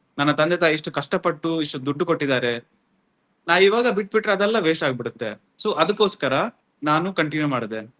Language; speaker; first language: Kannada; non-native, local second language; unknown